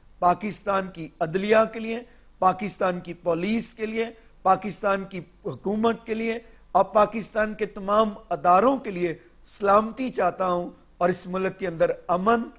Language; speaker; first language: Urdu; non-native, local second language; Punjabi